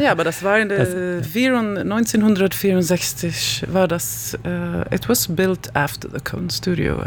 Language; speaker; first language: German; non-native, learner; Swedish